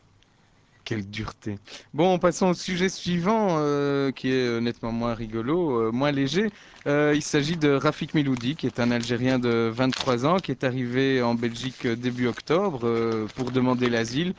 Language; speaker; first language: French; native; French